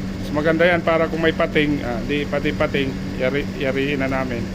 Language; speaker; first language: Filipino; non-native, local second language; Bikol